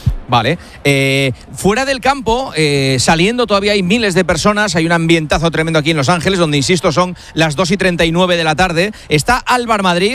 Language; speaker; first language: Spanish; native; Spanish